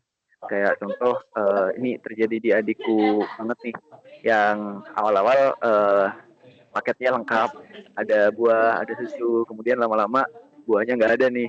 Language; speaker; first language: Indonesian; native; Indonesian